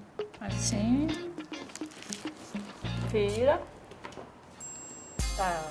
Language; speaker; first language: Portuguese; non-native, learner; Korean